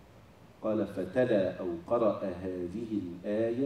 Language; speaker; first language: Arabic; native; Arabic